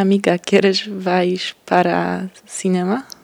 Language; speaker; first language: Portuguese; non-native, learner; English